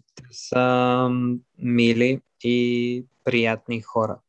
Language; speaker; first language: Bulgarian; non-native, learner; French